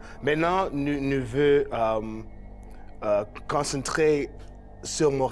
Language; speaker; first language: French; non-native, learner; English